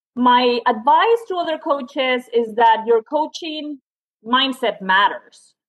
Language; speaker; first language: English; non-native, fluent; Spanish